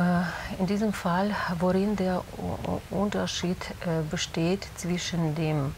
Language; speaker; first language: German; non-native, fluent; Russian